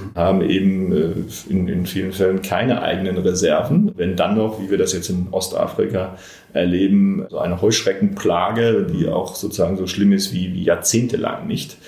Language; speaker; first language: German; native; German